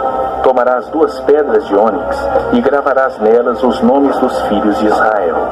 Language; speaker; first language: Portuguese; native; Portuguese